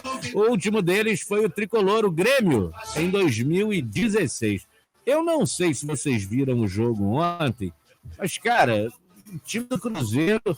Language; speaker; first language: Portuguese; native; Portuguese